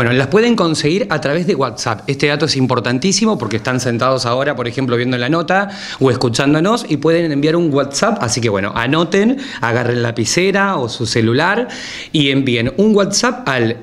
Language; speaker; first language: Spanish; native; Spanish